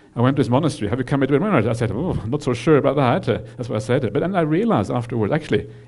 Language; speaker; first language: English; non-native, fluent; Norwegian